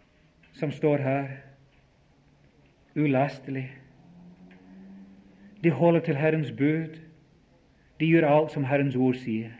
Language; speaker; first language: Swedish; non-native, fluent; English